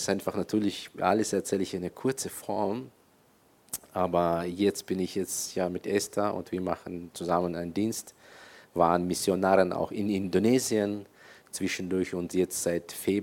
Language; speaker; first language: German; non-native, fluent; Kyrgyz